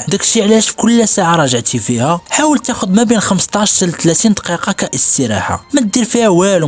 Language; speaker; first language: Arabic; native; Arabic